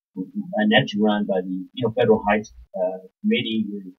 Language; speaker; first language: English; early bilingual, other home language; Spanish